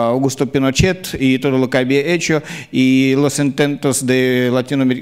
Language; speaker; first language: Spanish; non-native, fluent; Russian